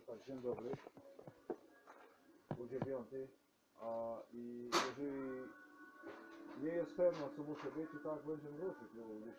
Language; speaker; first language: Polish; non-native, learner; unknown